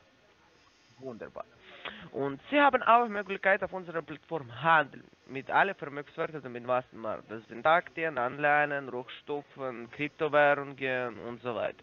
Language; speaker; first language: German; non-native, learner; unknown